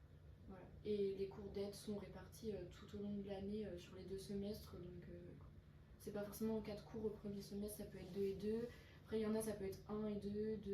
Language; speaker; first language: French; native; French